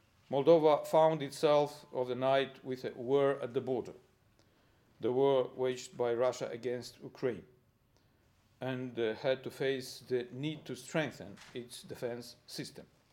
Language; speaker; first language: English; non-native, fluent; Romanian